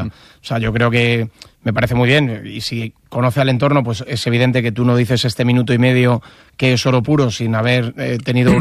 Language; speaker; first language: Spanish; native; Spanish